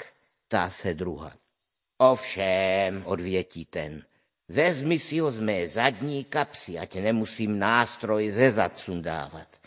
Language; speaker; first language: Czech; native; Czech